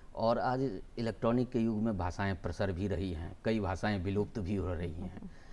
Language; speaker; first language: Hindi; non-native, local second language; Maithili